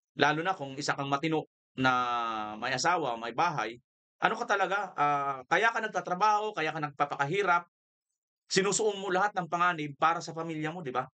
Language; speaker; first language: Filipino; non-native, local second language; Waray